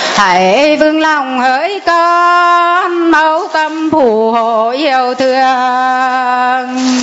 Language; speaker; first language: Vietnamese; non-native, local second language; Muong